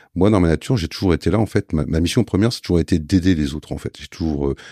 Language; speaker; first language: French; native; French